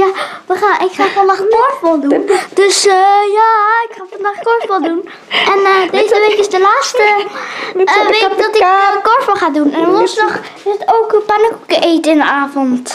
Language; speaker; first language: Dutch; early bilingual, other home language; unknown